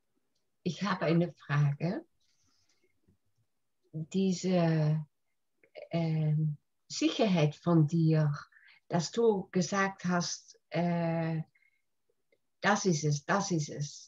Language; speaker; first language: German; non-native, fluent; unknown